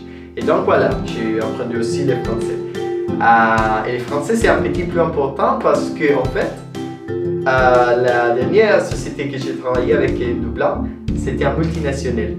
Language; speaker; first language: French; non-native, learner; Italian